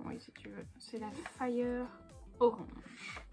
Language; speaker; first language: French; native; French